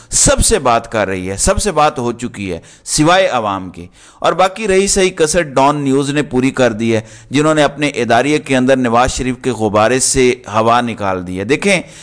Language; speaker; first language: Urdu; native; Urdu